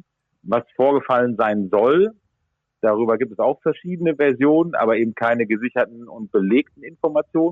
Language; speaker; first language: German; native; German